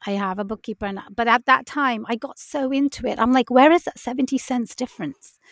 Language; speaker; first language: English; native; English